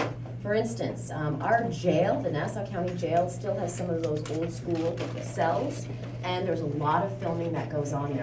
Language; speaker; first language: English; native; English